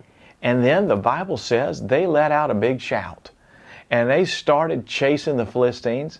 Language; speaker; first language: English; native; English